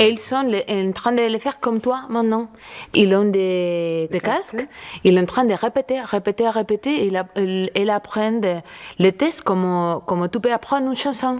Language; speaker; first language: French; non-native, learner; Spanish